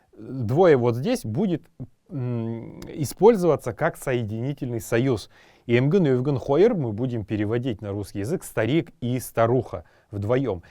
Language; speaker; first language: Russian; native; Russian